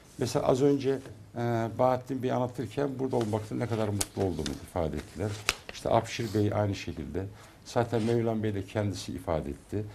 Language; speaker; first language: Turkish; native; Turkish